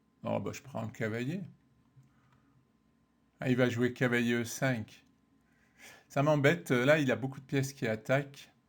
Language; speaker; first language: French; native; French